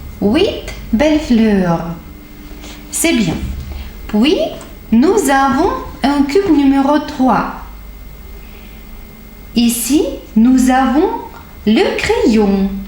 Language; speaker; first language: French; non-native, fluent; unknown